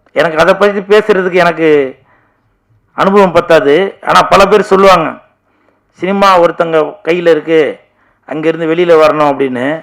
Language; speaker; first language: Tamil; native; Tamil